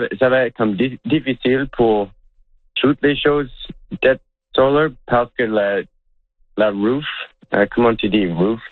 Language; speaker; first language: French; non-native, local second language; English